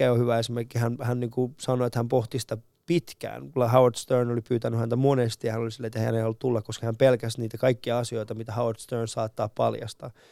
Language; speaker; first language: Finnish; early bilingual, other home language; Persian